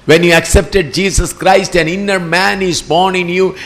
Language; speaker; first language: English; non-native, local second language; Malayalam